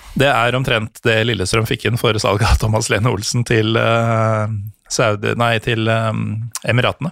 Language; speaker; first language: Norwegian; native; Norwegian